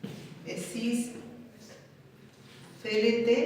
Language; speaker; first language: Greek; non-native, learner; Spanish